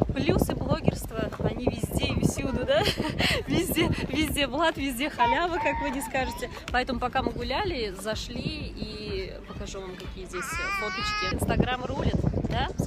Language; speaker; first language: Russian; native; Russian